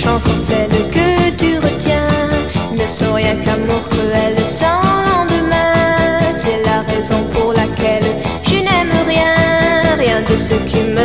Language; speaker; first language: French; native; French